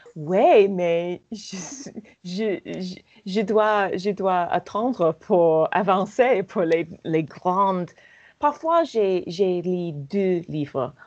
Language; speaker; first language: French; non-native, learner; English